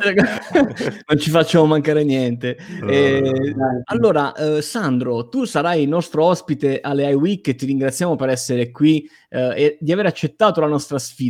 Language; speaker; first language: Italian; native; Italian